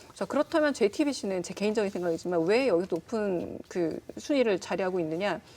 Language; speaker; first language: Korean; native; Korean